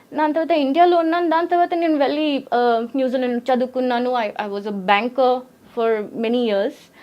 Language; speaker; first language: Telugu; early bilingual, heritage; Telugu